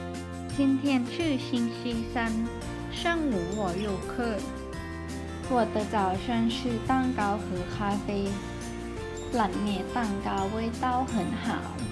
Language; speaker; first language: Chinese; non-native, learner; Thai